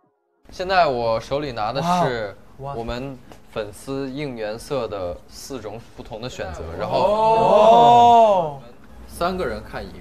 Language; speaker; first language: Chinese; early bilingual, heritage; English